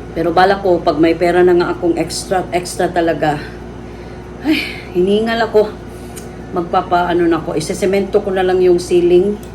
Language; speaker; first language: Filipino; native; Filipino